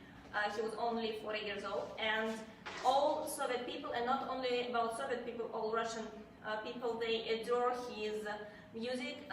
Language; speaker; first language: English; non-native, fluent; Russian